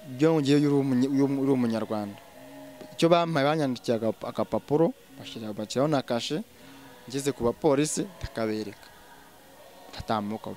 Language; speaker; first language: Kinyarwanda; early bilingual, heritage; Swahili